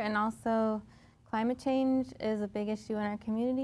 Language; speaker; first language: English; native; English